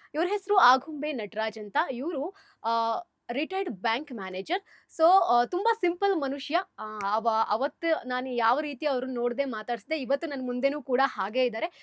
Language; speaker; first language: Kannada; native; Kannada